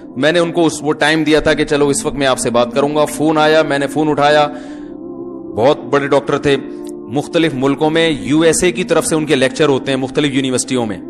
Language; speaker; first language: Urdu; native; Urdu